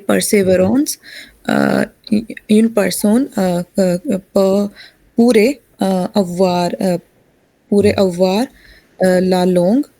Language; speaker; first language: French; non-native, learner; Hindi